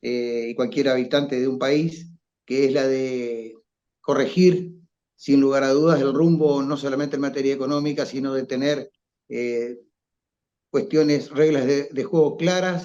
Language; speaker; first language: Spanish; native; Spanish